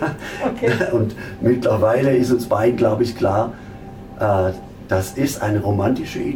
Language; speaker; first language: German; native; German